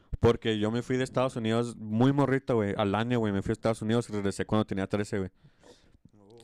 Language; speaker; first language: Spanish; early bilingual, heritage; Spanish